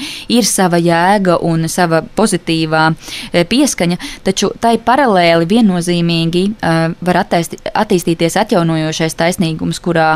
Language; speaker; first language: Latvian; native; Latvian